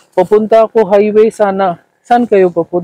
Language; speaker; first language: Filipino; non-native, learner; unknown